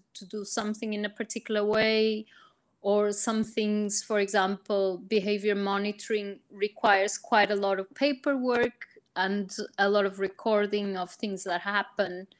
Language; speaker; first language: English; non-native, fluent; Portuguese